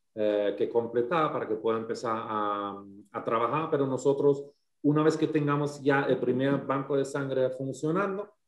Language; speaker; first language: Spanish; non-native, fluent; German